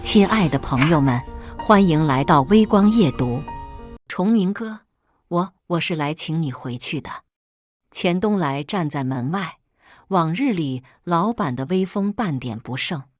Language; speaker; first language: Chinese; native; Chinese